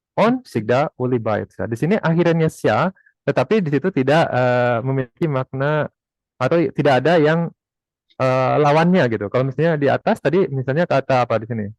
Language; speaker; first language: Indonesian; native; Indonesian